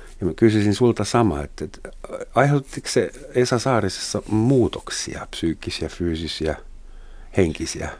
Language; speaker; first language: Finnish; non-native, fluent; German